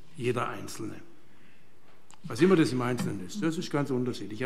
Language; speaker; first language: German; native; German